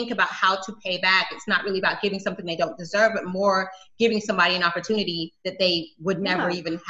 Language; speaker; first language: English; native; English